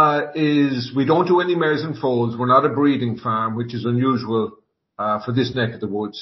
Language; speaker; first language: English; native; English